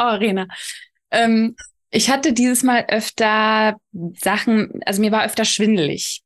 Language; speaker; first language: German; early bilingual, other home language; Polish